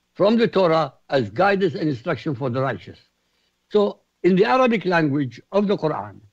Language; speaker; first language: English; non-native, fluent; Arabic